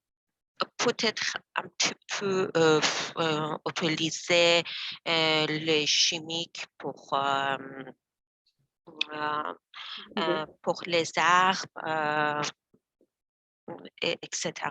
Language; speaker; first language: French; non-native, learner; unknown